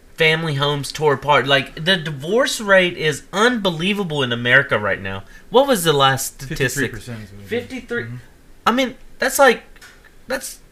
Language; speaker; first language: English; native; English